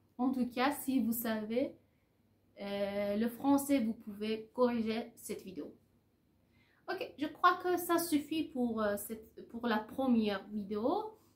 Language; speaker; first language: French; non-native, fluent; Persian